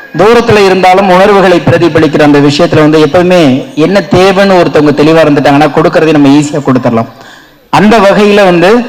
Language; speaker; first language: Tamil; native; Tamil